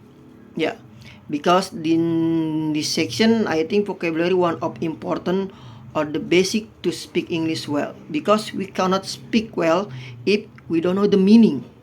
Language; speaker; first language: English; non-native, fluent; Indonesian